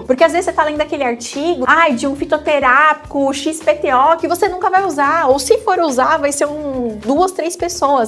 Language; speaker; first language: Portuguese; native; Portuguese